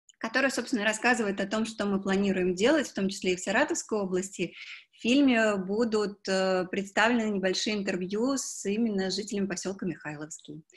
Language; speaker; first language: Russian; native; Russian